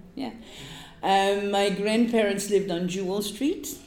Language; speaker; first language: English; non-native, fluent; Polish